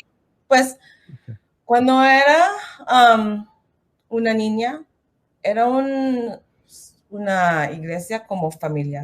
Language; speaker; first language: Spanish; non-native, learner; English